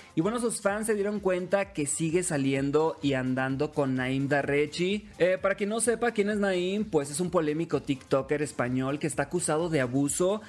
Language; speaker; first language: Spanish; native; Spanish